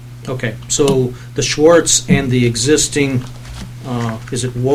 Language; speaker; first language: English; native; English